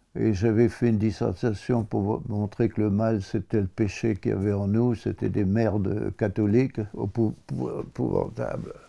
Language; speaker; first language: French; native; French